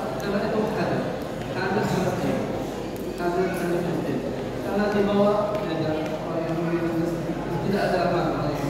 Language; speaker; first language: Indonesian; non-native, learner; Arabic